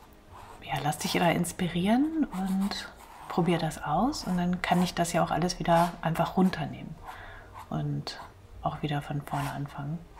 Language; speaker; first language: German; native; German